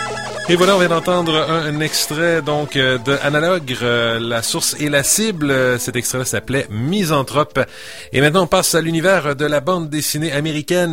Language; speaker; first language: French; native; French